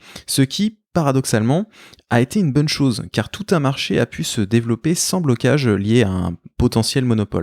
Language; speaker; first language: French; native; French